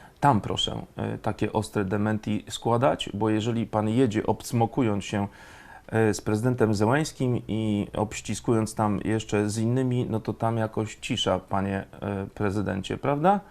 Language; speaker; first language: Polish; native; Polish